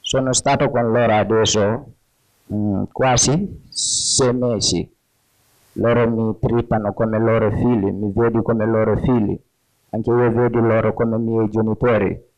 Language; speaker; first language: Italian; non-native, learner; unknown